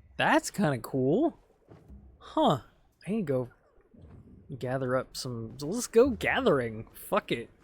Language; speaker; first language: English; native; English